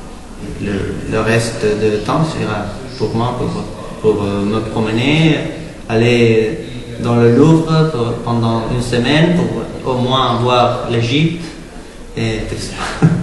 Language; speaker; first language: French; non-native, learner; Spanish